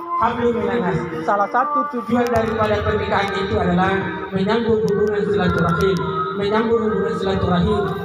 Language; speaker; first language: Indonesian; non-native, local second language; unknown